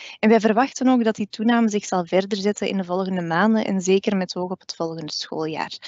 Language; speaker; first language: Dutch; native; Dutch